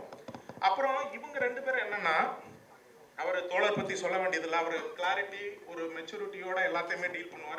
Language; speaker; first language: Tamil; native; Tamil